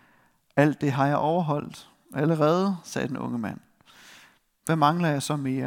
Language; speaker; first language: Danish; native; Danish